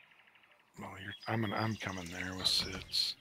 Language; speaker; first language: English; native; English